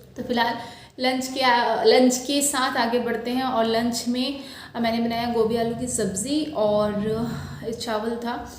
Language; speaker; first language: Hindi; non-native, local second language; Bangla